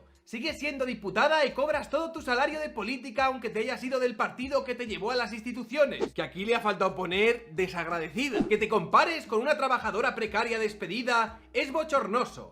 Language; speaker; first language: Spanish; native; Spanish